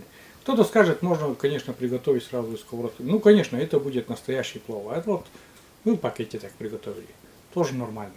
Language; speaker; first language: Russian; native; Russian